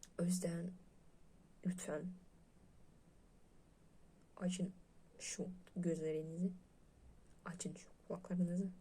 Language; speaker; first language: Turkish; non-native, learner; Russian